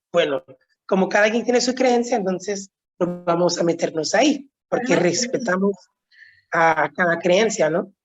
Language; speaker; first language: Spanish; non-native, local second language; Haitian Creole